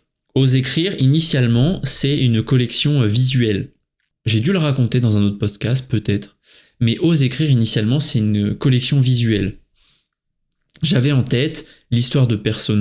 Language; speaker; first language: French; native; French